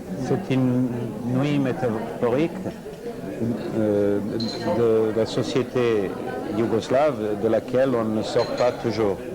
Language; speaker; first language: French; non-native, fluent; Serbian